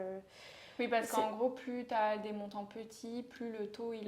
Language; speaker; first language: French; native; French